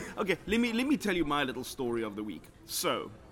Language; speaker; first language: English; native; English